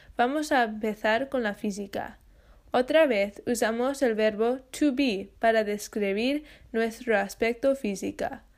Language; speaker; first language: Spanish; non-native, fluent; English